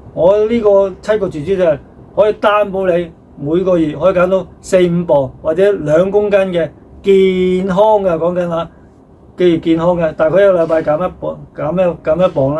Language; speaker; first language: Cantonese; native; Cantonese